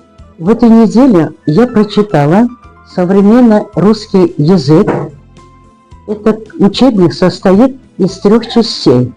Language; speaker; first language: Russian; non-native, local second language; Uzbek